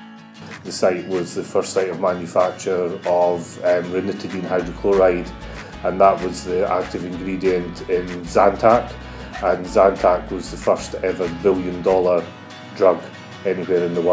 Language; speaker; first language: English; native; English